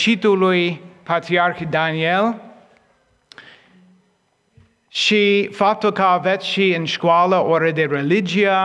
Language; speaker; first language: Romanian; non-native, fluent; English